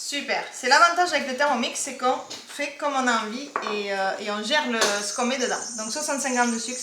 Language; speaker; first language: French; native; French